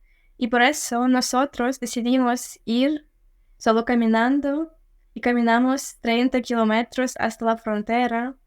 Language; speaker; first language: Spanish; non-native, fluent; Ukrainian